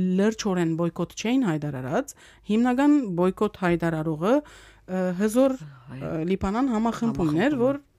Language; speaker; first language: Armenian; early bilingual, heritage; Armenian